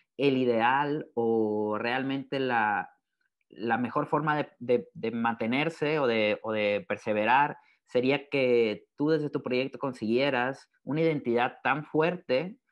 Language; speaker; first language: Spanish; native; Spanish